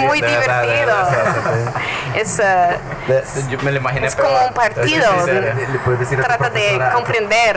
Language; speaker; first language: Spanish; non-native, learner; English